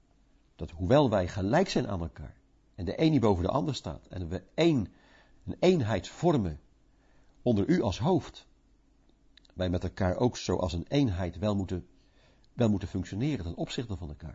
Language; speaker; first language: Dutch; native; Dutch